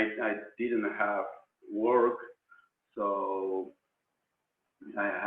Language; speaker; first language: English; non-native, learner; Spanish